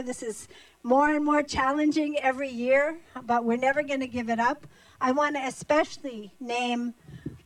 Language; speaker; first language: English; non-native, fluent; Portuguese